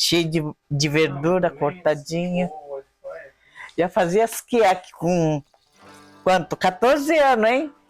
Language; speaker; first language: Portuguese; non-native, fluent; Japanese